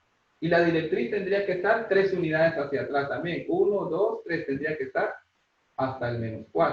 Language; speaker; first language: Spanish; native; Spanish